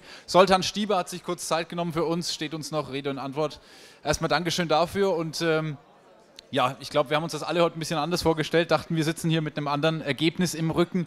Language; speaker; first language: German; native; German